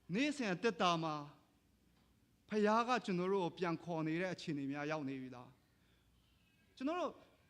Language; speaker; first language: Burmese; non-native, local second language; Hakha Chin